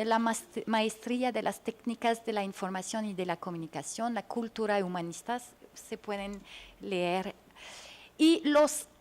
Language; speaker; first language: Spanish; non-native, fluent; French